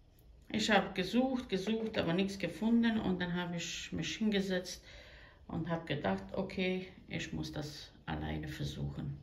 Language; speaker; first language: German; non-native, fluent; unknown